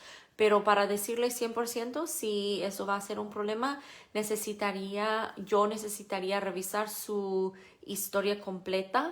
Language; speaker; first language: Spanish; non-native, fluent; English